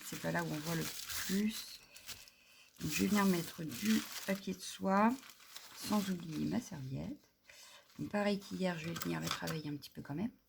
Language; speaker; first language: French; native; French